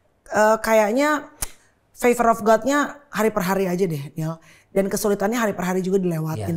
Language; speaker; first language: Indonesian; native; Indonesian